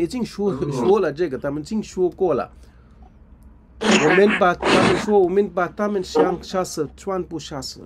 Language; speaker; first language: Chinese; non-native, fluent; Arabic